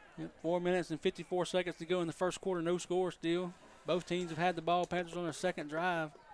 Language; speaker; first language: English; native; English